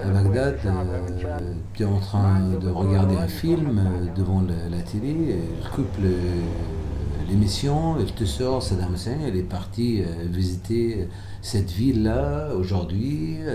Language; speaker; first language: French; non-native, fluent; Arabic